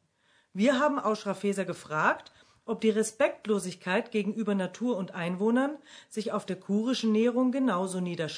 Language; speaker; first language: German; native; German